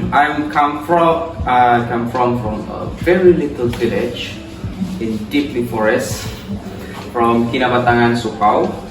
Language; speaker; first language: English; non-native, local second language; Malay